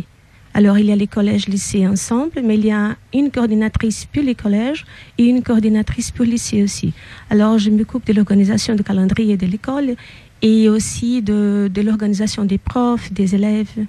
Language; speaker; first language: French; non-native, fluent; Portuguese